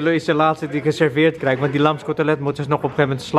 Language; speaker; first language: Dutch; non-native, fluent; Filipino